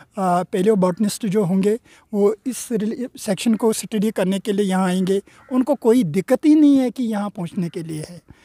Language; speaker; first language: Urdu; non-native, local second language; Kashmiri